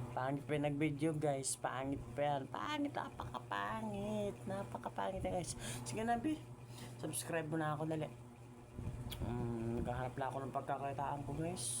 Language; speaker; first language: Filipino; non-native, local second language; Cebuano